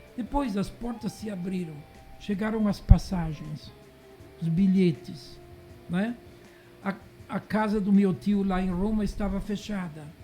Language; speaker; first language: Portuguese; early bilingual, other home language; Italian